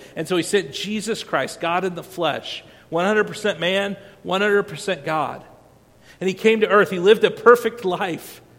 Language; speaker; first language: English; native; English